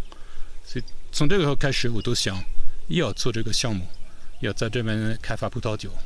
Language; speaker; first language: Chinese; non-native, fluent; French